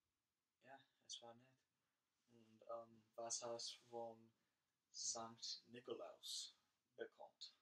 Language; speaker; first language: German; non-native, learner; English